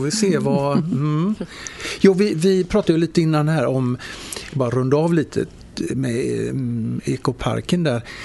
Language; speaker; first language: Swedish; native; Swedish